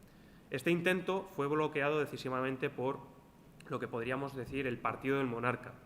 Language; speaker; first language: Spanish; native; Spanish